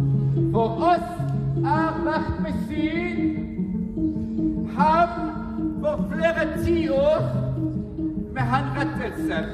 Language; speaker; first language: Norwegian; non-native, fluent; Persian